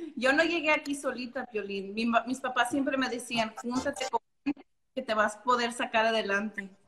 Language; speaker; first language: Spanish; early bilingual, heritage; Spanish